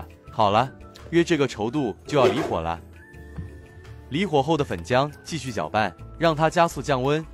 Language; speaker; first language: Chinese; native; Chinese